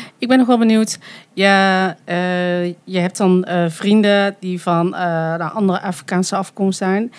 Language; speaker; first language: Dutch; native; Dutch